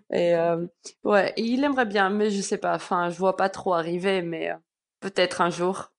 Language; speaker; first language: French; early bilingual, other home language; Georgian